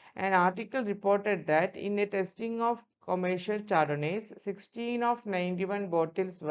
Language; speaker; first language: English; non-native, local second language; Malayalam